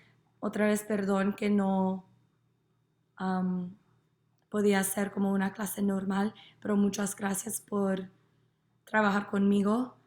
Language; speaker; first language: Spanish; non-native, learner; English